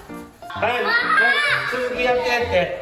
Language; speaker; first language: Japanese; native; Japanese